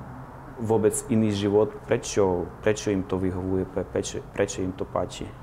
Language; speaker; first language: Slovak; non-native, fluent; Ukrainian